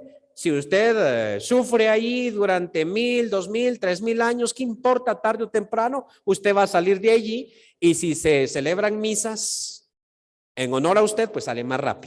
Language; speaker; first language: Spanish; native; Spanish